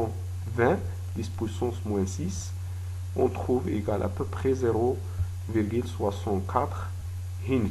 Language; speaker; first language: French; non-native, local second language; Arabic